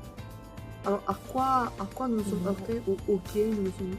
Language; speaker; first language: French; non-native, fluent; Korean